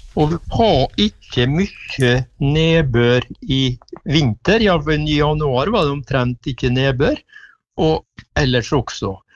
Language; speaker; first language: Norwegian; native; Norwegian